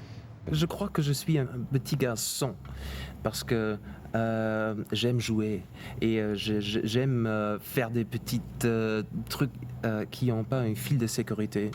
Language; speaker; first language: French; non-native, fluent; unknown